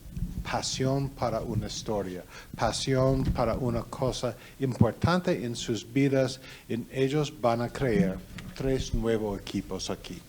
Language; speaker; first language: Spanish; non-native, learner; English